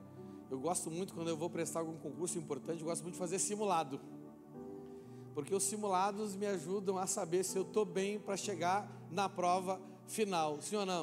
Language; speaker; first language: Portuguese; native; Portuguese